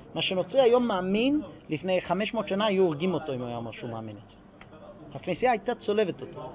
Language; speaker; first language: Hebrew; non-native, fluent; English